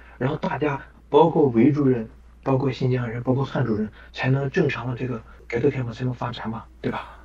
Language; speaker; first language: Chinese; non-native, local second language; Kazakh